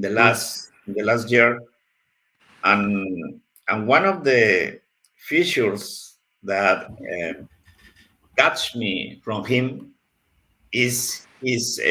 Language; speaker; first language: English; non-native, learner; Spanish